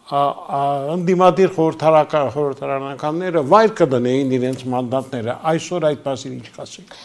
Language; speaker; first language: Armenian; native; Armenian